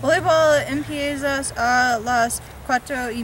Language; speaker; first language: Spanish; non-native, learner; English